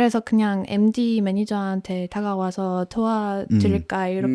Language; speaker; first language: Korean; non-native, fluent; Polish